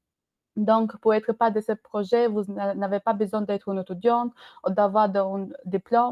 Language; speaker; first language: French; non-native, learner; Albanian